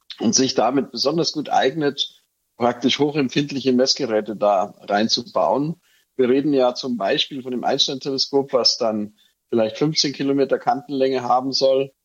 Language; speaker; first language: German; native; German